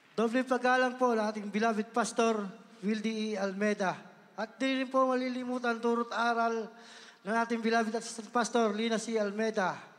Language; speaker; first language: Filipino; native; Filipino